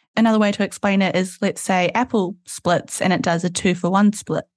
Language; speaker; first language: English; native; English